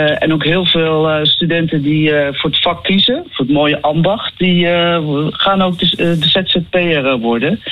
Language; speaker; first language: Dutch; native; Dutch